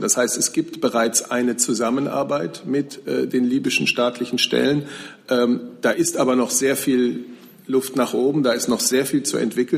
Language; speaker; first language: German; native; German